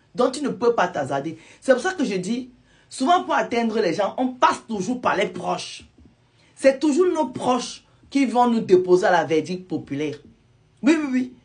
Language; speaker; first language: French; non-native, local second language; Lingala